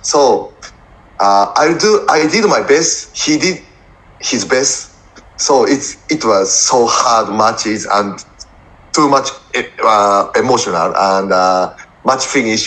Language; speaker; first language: English; non-native, learner; Japanese